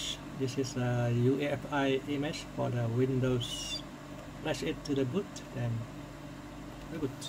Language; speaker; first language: English; non-native, fluent; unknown